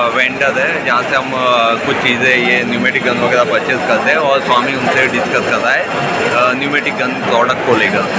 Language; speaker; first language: Hindi; non-native, local second language; Gujarati